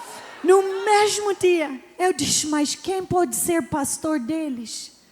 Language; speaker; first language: Portuguese; non-native, learner; English